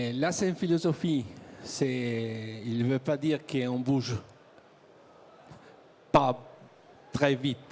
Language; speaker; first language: French; non-native, learner; Italian